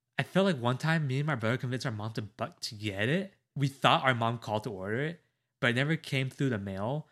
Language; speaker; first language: English; native; English